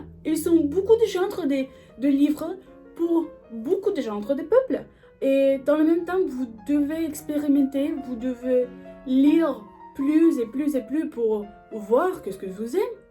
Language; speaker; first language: French; non-native, learner; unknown